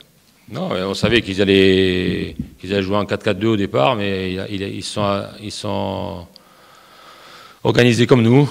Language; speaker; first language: French; native; French